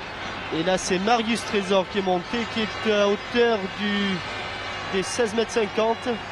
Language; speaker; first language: French; native; French